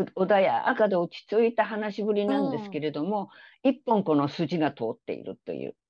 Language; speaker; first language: Japanese; native; Japanese